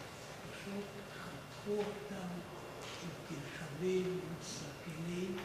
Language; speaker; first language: Hebrew; non-native, fluent; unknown